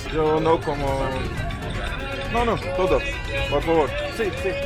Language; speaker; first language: Spanish; non-native, learner; Turkish